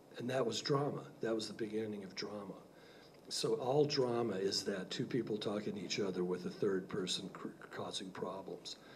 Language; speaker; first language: English; native; English